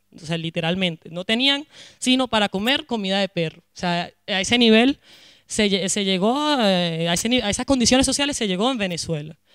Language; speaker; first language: Spanish; native; Spanish